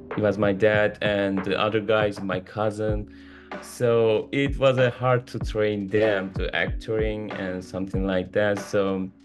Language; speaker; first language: English; non-native, learner; Turkish